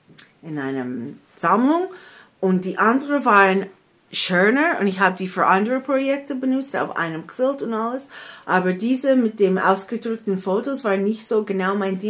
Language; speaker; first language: German; non-native, fluent; English